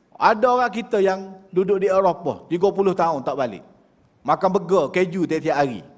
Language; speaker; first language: Malay; native; Malay